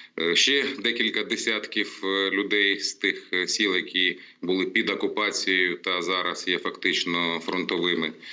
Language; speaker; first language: Ukrainian; non-native, local second language; Russian